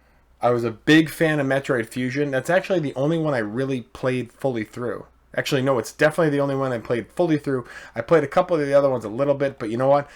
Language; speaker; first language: English; native; English